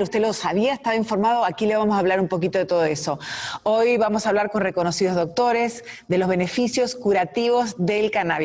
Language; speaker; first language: Spanish; native; Spanish